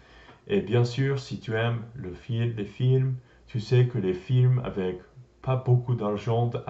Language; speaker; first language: French; non-native, learner; English